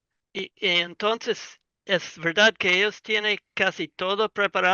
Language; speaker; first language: Spanish; non-native, learner; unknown